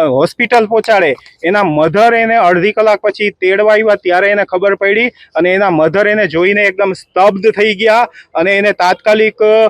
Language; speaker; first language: Gujarati; non-native, local second language; Sindhi